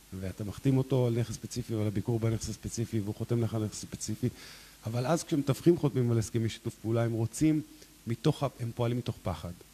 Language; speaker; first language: Hebrew; native; Hebrew